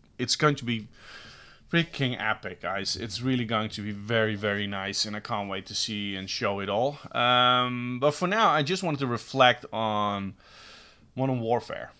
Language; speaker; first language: English; non-native, fluent; Dutch